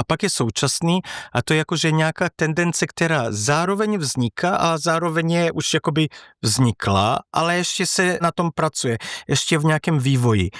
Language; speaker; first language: Czech; non-native, fluent; Serbian